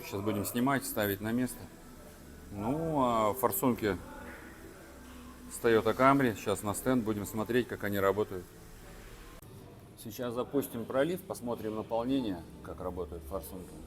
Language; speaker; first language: Russian; native; Russian